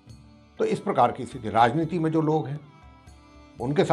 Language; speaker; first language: Hindi; native; Hindi